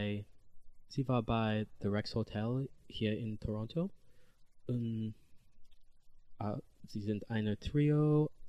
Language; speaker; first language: German; non-native, learner; English